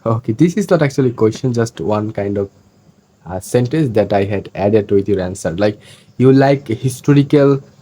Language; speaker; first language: English; non-native, fluent; Bangla